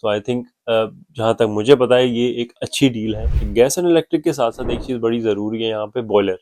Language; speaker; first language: Urdu; native; Urdu